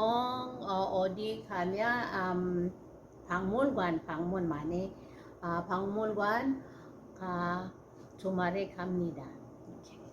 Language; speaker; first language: Korean; non-native, learner; Cebuano